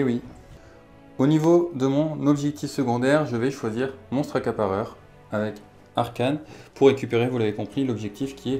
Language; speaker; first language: French; native; French